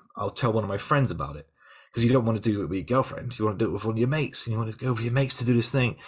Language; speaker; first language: English; native; English